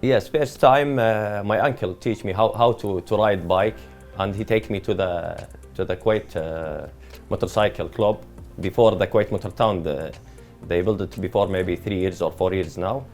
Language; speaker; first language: English; non-native, learner; Arabic